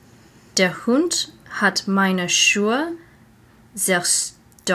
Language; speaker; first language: German; non-native, learner; English